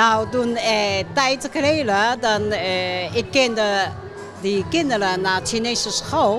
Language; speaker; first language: Dutch; non-native, learner; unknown